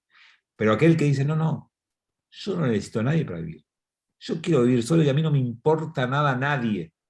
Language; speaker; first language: Spanish; native; Spanish